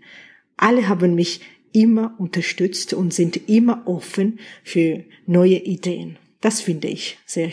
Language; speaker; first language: German; non-native, fluent; Georgian